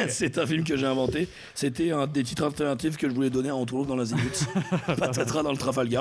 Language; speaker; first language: French; native; French